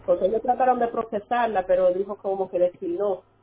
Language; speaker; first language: Spanish; early bilingual, heritage; Spanish